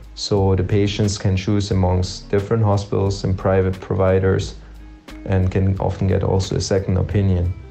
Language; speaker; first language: English; non-native, fluent; German